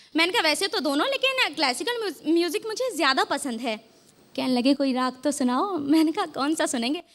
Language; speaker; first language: Hindi; native; Hindi